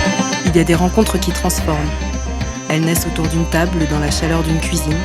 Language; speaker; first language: French; native; French